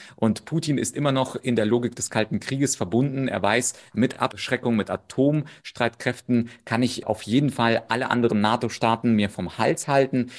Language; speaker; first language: German; early bilingual, other home language; Russian